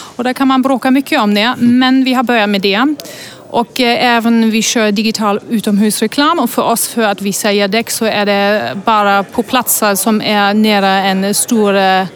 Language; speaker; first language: Swedish; non-native, fluent; German